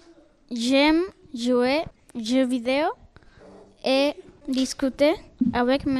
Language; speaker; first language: French; non-native, learner; Spanish